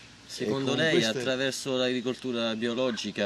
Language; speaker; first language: Italian; native; Italian